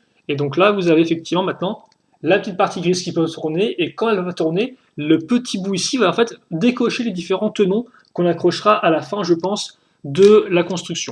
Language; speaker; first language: French; native; French